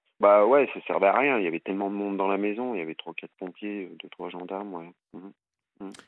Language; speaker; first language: French; native; French